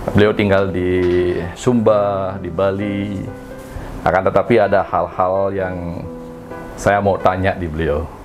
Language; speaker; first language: Indonesian; native; Indonesian